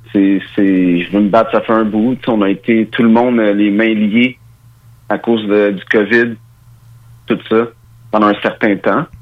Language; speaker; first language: French; early bilingual, other home language; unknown